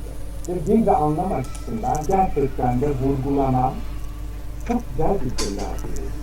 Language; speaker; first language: Turkish; native; Turkish